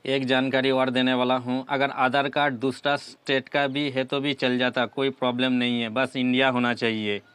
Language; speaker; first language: Hindi; non-native, local second language; Bangla